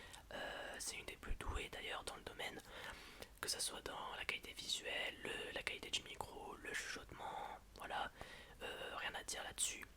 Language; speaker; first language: French; native; French